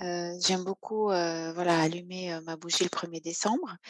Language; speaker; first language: French; native; French